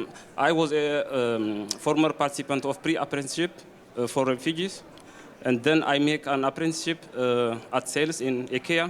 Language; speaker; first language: English; non-native, learner; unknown